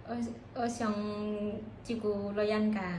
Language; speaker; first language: Cantonese; non-native, learner; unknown